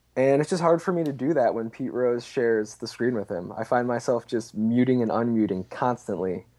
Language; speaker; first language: English; native; English